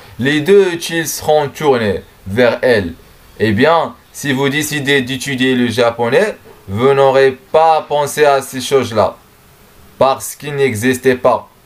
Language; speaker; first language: French; non-native, learner; Arabic